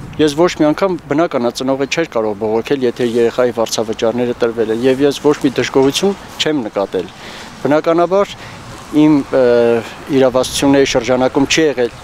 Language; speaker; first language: Armenian; native; Armenian